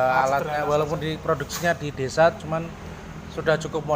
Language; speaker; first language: Indonesian; native; Indonesian